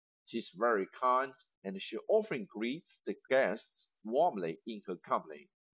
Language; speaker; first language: English; non-native, fluent; Chinese